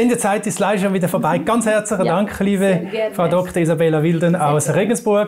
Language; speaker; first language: German; native; German